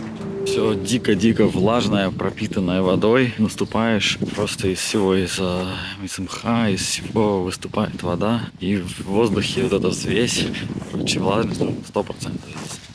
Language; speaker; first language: Russian; native; Russian